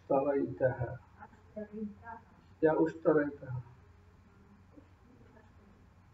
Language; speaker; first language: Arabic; non-native, fluent; Urdu